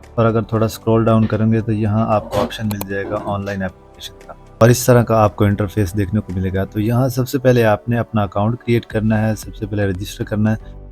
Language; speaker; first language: Urdu; native; Urdu